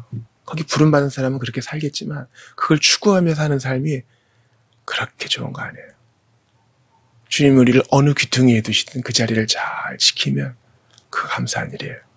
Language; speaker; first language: Korean; native; Korean